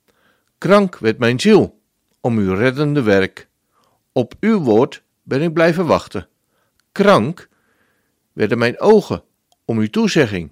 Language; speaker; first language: Dutch; native; Dutch